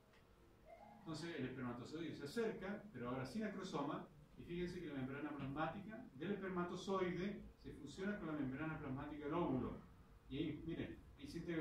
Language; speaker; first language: Spanish; native; Spanish